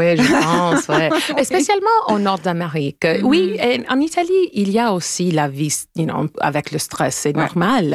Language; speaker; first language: French; non-native, local second language; English